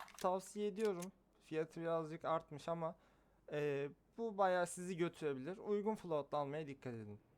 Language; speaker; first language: Turkish; native; Turkish